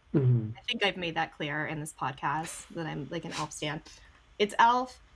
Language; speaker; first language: English; native; English